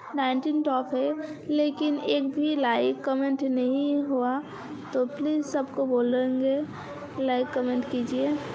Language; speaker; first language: Hindi; non-native, local second language; Bangla